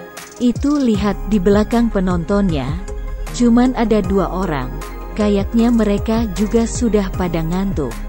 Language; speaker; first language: Indonesian; native; Indonesian